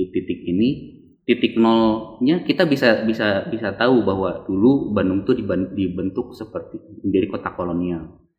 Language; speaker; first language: Indonesian; native; Indonesian